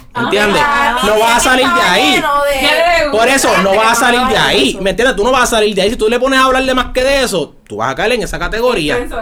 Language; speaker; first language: Spanish; native; Spanish